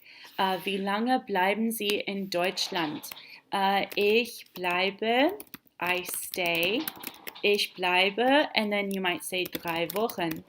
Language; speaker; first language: German; non-native, fluent; English